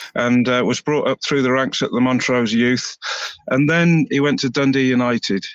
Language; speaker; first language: English; native; English